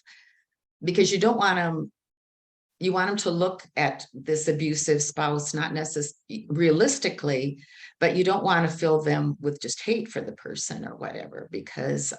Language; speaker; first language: English; native; English